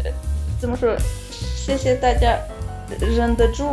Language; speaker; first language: Chinese; non-native, fluent; Ukrainian